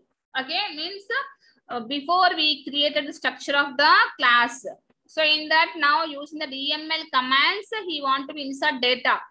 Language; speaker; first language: English; non-native, local second language; Telugu